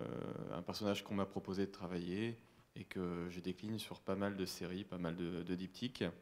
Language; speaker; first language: French; native; French